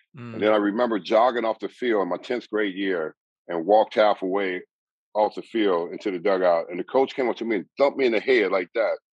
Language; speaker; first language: English; native; English